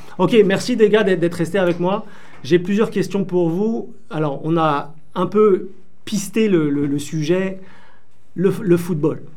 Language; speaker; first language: French; native; French